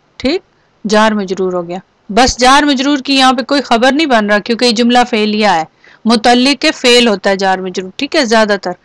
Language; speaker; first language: Urdu; native; Urdu